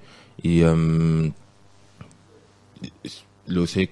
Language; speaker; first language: Spanish; non-native, learner; French